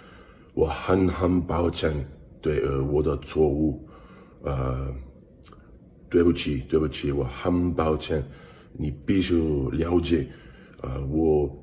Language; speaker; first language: Chinese; non-native, learner; English